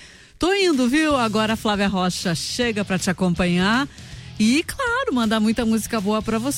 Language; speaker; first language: Portuguese; native; Portuguese